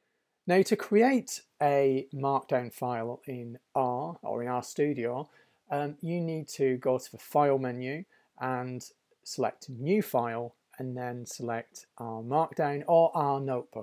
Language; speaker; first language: English; native; English